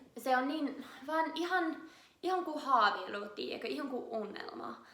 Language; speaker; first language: Finnish; non-native, learner; English